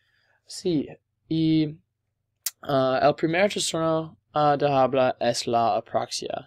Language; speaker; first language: Spanish; non-native, learner; English